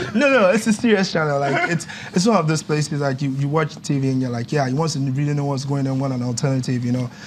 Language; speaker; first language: English; non-native, local second language; Yoruba